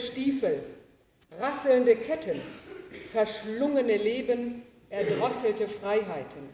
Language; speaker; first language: German; native; German